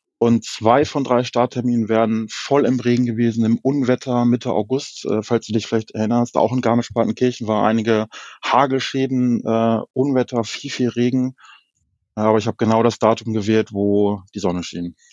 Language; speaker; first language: German; native; German